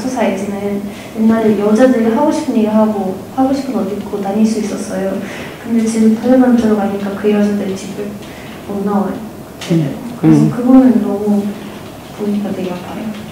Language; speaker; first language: Korean; non-native, fluent; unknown